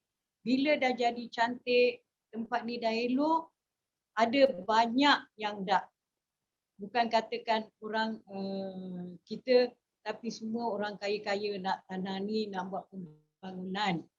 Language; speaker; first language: Malay; native; Malay